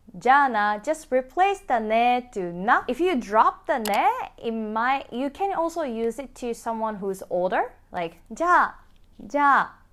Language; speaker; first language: English; non-native, fluent; Japanese